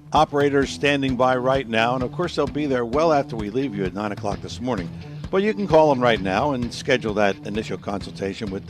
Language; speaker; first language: English; native; English